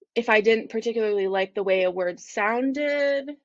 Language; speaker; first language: English; native; English